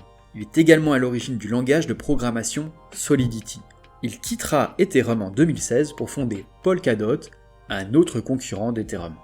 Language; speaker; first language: French; native; French